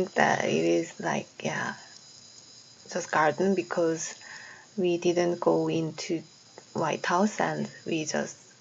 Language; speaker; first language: English; non-native, learner; Korean